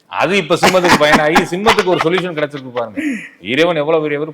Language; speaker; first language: Tamil; native; Tamil